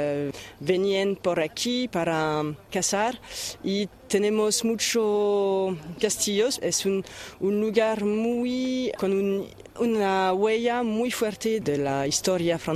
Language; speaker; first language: Spanish; non-native, fluent; French